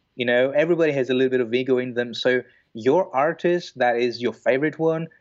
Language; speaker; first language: English; non-native, fluent; Greek